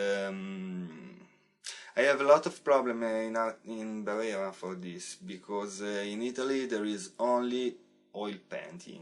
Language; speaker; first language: English; non-native, learner; Italian